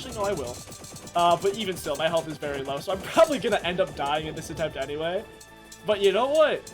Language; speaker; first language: English; native; English